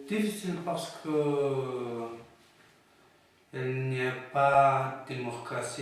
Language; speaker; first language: French; non-native, learner; Persian